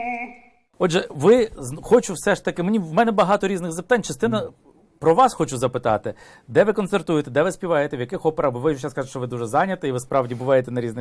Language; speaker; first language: Ukrainian; native; Ukrainian